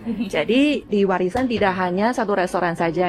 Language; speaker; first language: Indonesian; non-native, fluent; Chinese